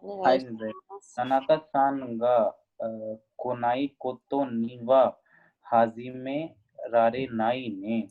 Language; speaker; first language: Japanese; non-native, learner; Hindi